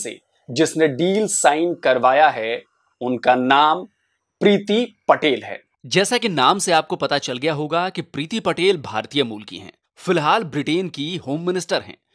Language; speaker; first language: Hindi; native; Hindi